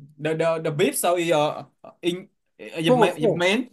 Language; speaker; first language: English; non-native, learner; Vietnamese